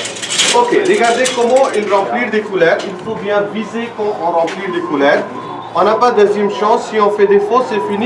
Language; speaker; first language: French; non-native, learner; Hindi